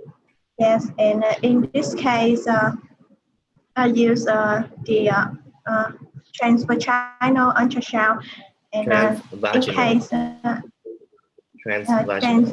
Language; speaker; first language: English; non-native, learner; Vietnamese